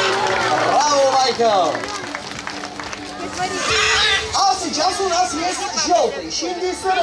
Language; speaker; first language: Russian; non-native, learner; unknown